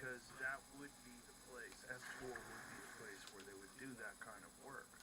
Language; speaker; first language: English; native; English